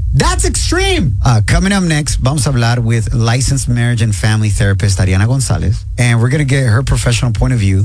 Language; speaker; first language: English; early bilingual, other home language; Spanish